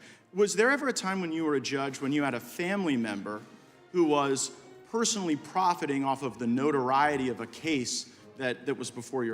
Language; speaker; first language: English; native; English